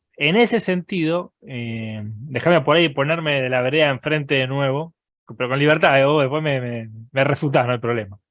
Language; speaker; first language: Spanish; native; Spanish